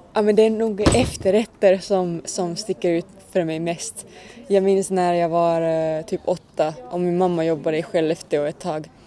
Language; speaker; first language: Swedish; non-native, local second language; Finnish